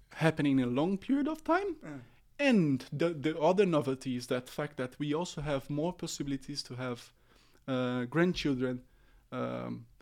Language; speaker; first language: English; non-native, fluent; Portuguese